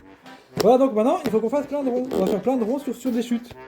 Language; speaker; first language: French; native; French